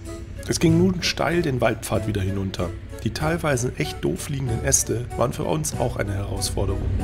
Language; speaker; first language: German; native; German